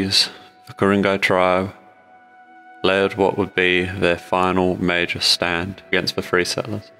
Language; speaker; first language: English; native; English